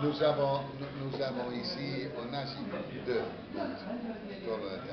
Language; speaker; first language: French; non-native, learner; Spanish